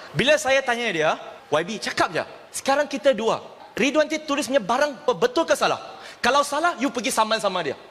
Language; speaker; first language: Malay; non-native, local second language; Chinese